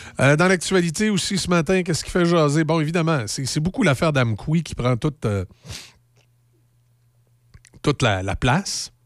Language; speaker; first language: French; native; French